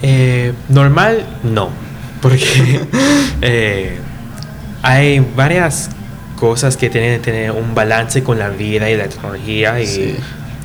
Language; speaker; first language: Spanish; early bilingual, heritage; English